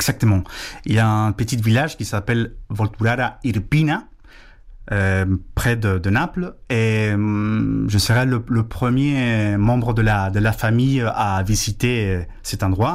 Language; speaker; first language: French; non-native, fluent; Spanish